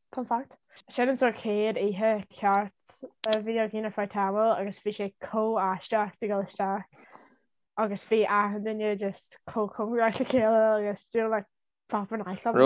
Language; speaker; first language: Irish; native; Irish